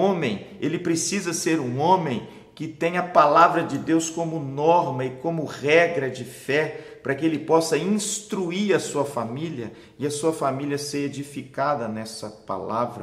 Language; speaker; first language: Portuguese; native; Portuguese